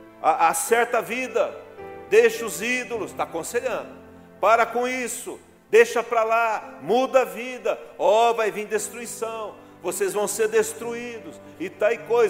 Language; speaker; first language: Portuguese; native; Portuguese